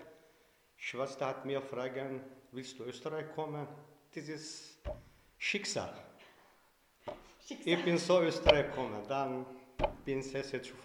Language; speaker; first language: German; non-native, learner; Turkish